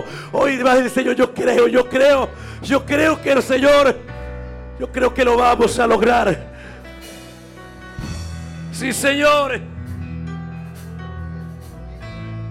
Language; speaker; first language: Spanish; native; Spanish